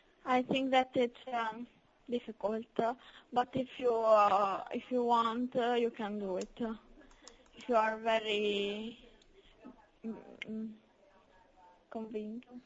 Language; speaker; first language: English; non-native, learner; Italian